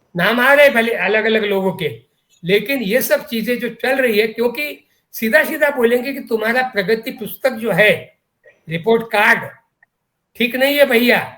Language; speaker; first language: Hindi; non-native, local second language; Marathi